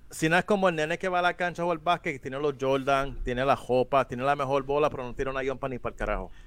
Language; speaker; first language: Spanish; native; Spanish